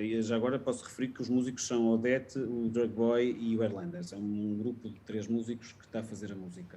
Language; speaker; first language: Portuguese; native; Portuguese